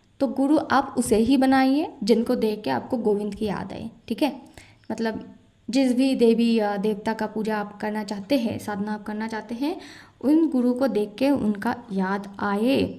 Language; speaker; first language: Hindi; non-native, local second language; Bangla